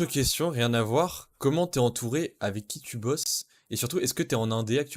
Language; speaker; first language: French; native; French